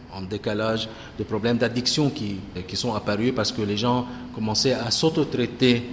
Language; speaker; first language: French; non-native, local second language; Arabic